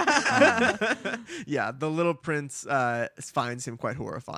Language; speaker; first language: English; native; English